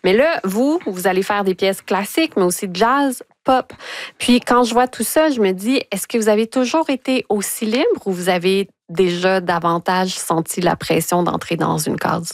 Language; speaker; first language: French; native; French